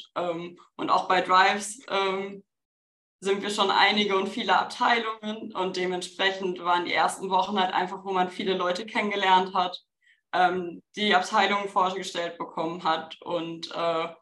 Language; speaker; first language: German; native; German